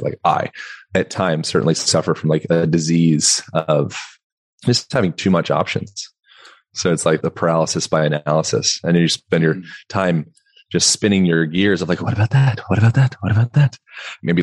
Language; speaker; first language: English; native; English